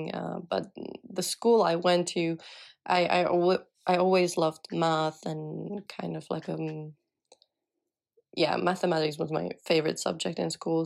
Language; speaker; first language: English; non-native, fluent; Czech